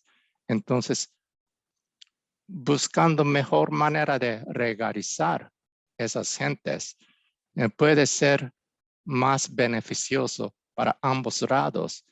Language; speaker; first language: Spanish; non-native, fluent; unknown